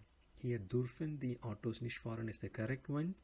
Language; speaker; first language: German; non-native, learner; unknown